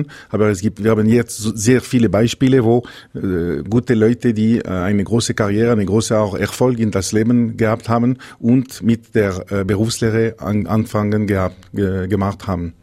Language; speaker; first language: German; non-native, local second language; French